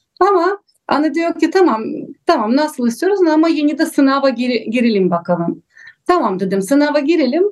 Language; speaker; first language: Turkish; non-native, learner; Russian